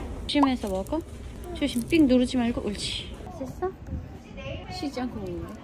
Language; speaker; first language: Korean; native; Korean